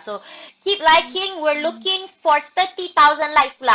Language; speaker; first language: English; non-native, local second language; Malay